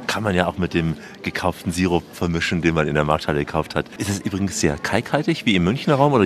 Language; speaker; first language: German; native; German